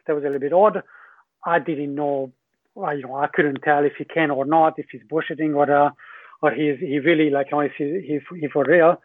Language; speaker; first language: English; non-native, fluent; Hungarian